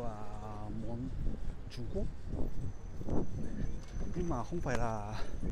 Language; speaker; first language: Vietnamese; non-native, learner; Japanese